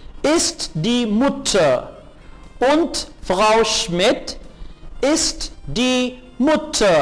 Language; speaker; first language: German; non-native, fluent; Urdu